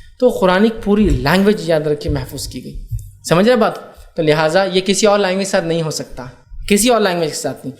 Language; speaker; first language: Urdu; native; Urdu